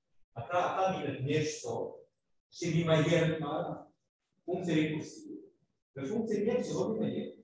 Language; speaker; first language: Hebrew; non-native, fluent; Russian